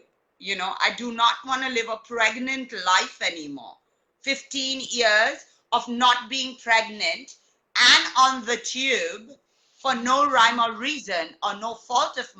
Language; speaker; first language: English; non-native, local second language; Hindi